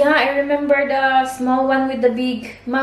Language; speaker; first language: English; non-native, learner; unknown